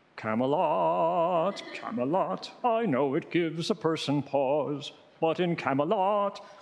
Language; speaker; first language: English; native; English